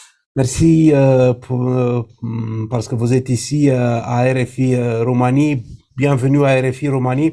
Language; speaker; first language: French; non-native, fluent; Romanian